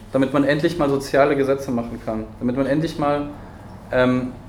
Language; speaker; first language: German; early bilingual, heritage; Spanish